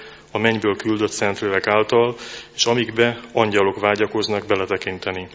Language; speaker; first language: Hungarian; native; Hungarian